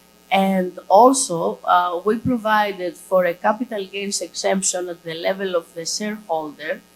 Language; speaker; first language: English; non-native, fluent; Greek